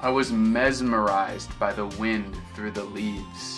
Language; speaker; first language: English; native; English